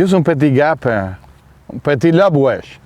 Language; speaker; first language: French; non-native, fluent; Spanish